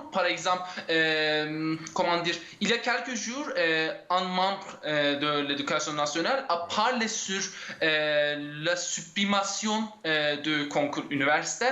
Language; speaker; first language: French; non-native, fluent; Turkish